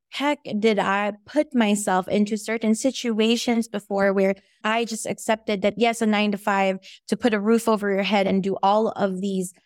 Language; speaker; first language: English; non-native, local second language; Filipino